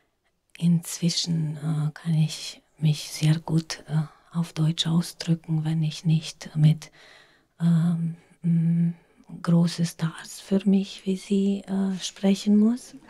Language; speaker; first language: German; non-native, fluent; Romanian